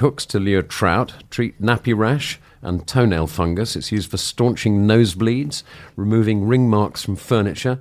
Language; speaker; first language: English; native; English